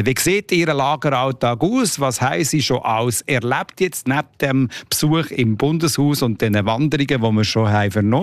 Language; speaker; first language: German; native; German